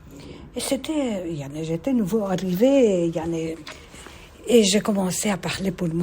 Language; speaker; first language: French; non-native, fluent; Spanish